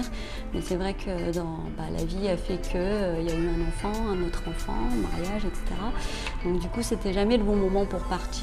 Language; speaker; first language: French; early bilingual, other home language; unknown